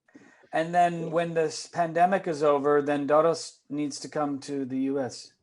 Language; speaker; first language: English; native; English